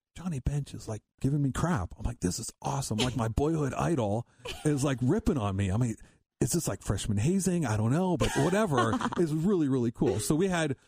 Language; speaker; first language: English; native; English